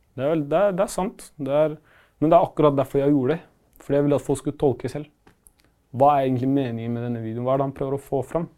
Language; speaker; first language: Norwegian; early bilingual, other home language; Arabic